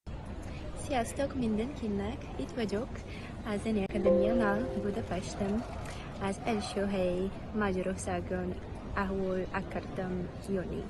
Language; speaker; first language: Hungarian; non-native, learner; Portuguese